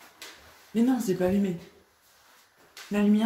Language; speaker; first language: French; native; French